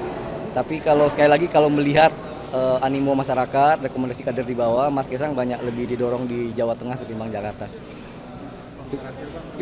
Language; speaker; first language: Indonesian; native; Indonesian